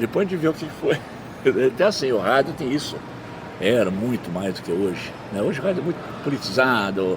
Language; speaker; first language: Portuguese; native; Portuguese